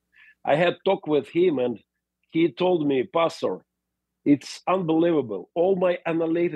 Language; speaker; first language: English; non-native, learner; Russian